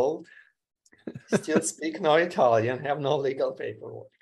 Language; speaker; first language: English; non-native, fluent; Ukrainian